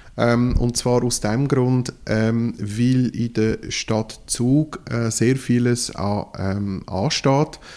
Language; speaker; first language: German; non-native, local second language; French